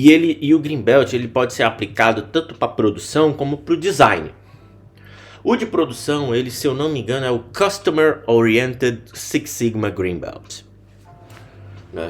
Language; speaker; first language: Portuguese; native; Portuguese